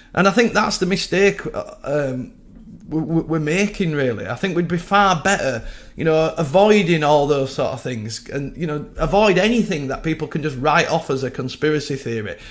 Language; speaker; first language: English; native; English